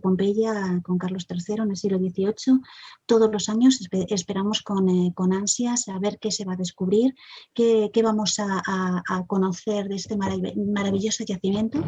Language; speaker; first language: Spanish; native; Spanish